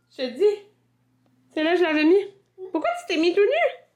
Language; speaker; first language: French; native; French